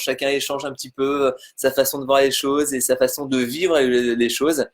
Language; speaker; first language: French; native; French